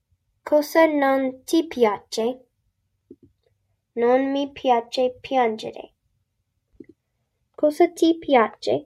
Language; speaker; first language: Italian; non-native, learner; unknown